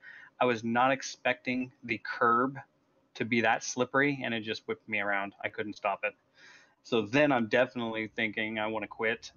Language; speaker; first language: English; native; English